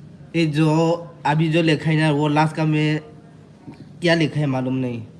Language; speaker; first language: Hindi; non-native, local second language; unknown